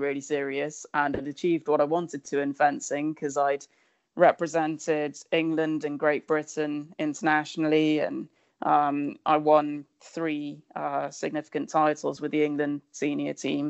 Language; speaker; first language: English; native; English